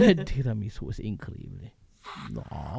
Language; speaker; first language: Spanish; non-native, learner; German